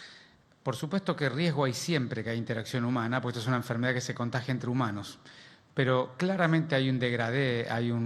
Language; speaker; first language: Spanish; native; Spanish